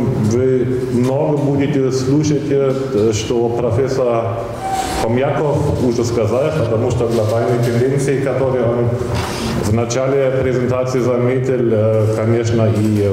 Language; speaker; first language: Russian; non-native, fluent; German